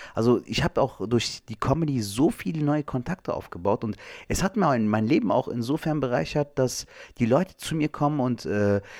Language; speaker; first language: German; early bilingual, other home language; Turkish